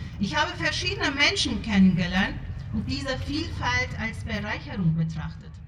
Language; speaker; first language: German; early bilingual, other home language; Turkish